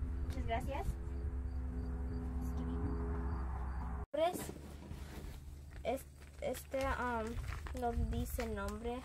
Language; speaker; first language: Spanish; early bilingual, other home language; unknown